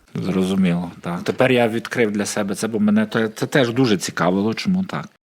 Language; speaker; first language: Ukrainian; native; Ukrainian